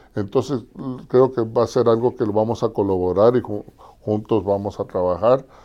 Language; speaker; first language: Spanish; native; Spanish